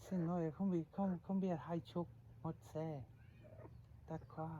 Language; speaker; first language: Vietnamese; non-native, learner; English